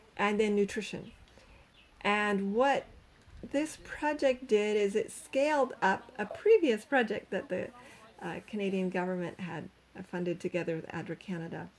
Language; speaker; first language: English; native; English